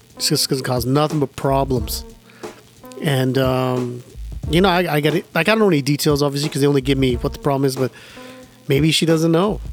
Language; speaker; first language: English; early bilingual, other home language; Punjabi